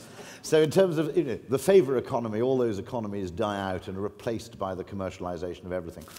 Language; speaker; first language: English; native; English